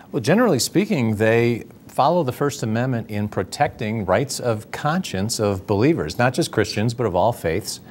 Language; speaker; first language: English; native; English